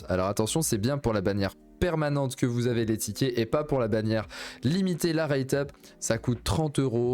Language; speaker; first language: French; native; French